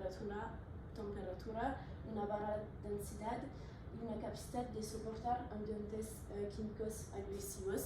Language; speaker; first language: Spanish; non-native, learner; French